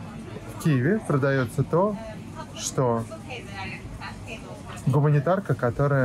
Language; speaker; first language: Russian; native; Russian